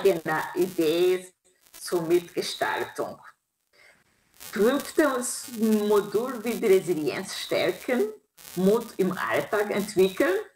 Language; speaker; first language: German; non-native, fluent; Kinyarwanda